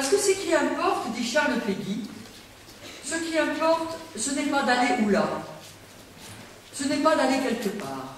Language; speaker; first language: French; native; French